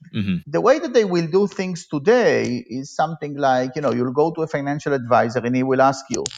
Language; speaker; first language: English; non-native, fluent; Hebrew